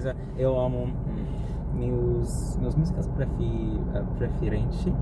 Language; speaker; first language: Portuguese; non-native, learner; English